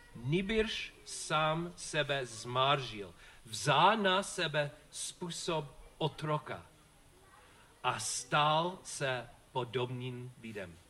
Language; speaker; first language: Czech; non-native, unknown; English